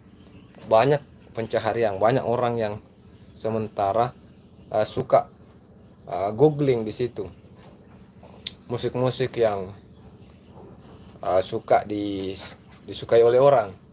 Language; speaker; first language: Indonesian; native; Indonesian